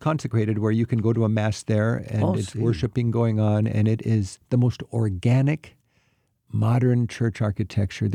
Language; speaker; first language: English; native; English